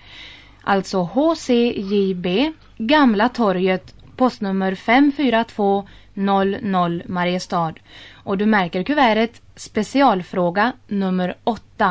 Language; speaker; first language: Swedish; native; Swedish